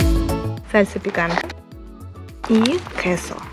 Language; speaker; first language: Spanish; non-native, learner; Russian